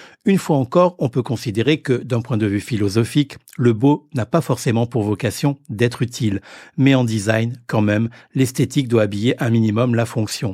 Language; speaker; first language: French; native; French